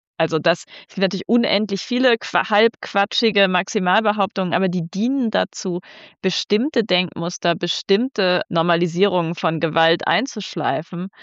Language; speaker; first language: German; native; German